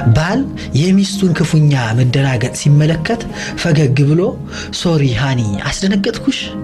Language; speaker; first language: Amharic; native; Amharic